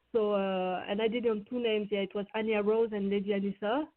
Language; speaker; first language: English; non-native, fluent; French